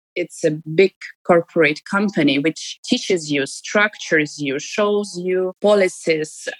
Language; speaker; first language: English; non-native, fluent; Ukrainian